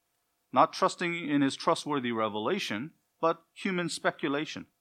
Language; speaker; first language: English; native; English